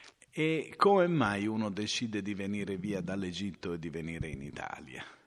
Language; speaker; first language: Italian; native; Italian